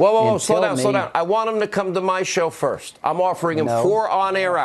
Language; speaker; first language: English; native; English